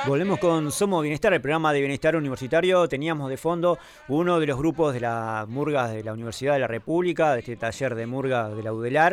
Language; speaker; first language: Spanish; native; Spanish